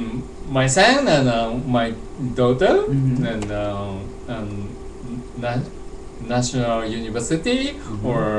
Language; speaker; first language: English; non-native, learner; Japanese